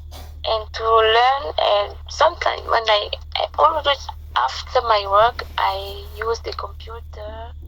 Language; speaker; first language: English; non-native, learner; French